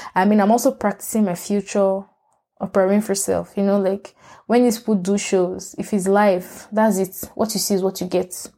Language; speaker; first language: English; non-native, local second language; Yoruba